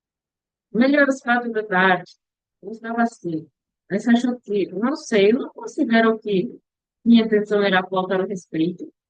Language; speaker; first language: Portuguese; non-native, learner; Spanish